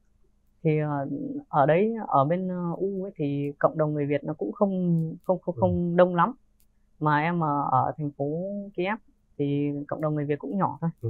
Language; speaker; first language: Vietnamese; early bilingual, heritage; Vietnamese